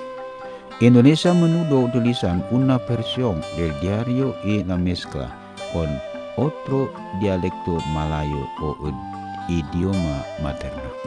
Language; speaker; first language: Spanish; non-native, learner; Indonesian